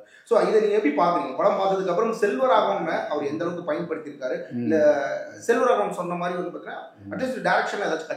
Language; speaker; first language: Tamil; native; Tamil